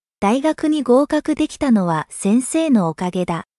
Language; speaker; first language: Japanese; native; Japanese